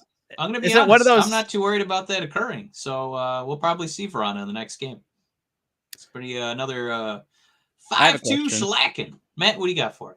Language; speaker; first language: English; native; English